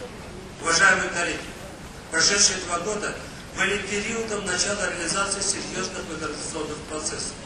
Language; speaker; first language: Russian; native; Russian